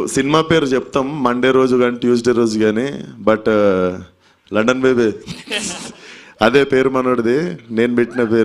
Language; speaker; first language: Telugu; native; Telugu